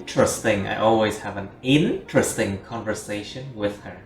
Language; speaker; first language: English; non-native, fluent; Vietnamese